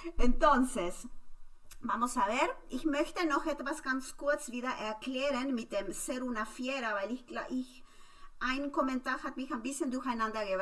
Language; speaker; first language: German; non-native, fluent; Spanish